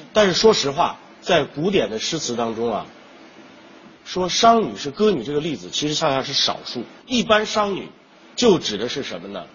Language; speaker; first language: Chinese; native; Chinese